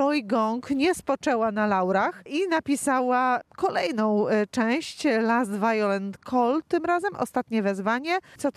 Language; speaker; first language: Polish; native; Polish